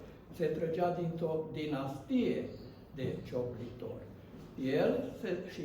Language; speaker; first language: Romanian; non-native, local second language; Hungarian